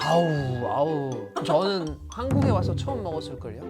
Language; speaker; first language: Korean; non-native, fluent; French